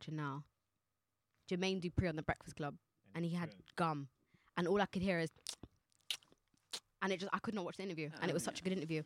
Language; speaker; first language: English; native; English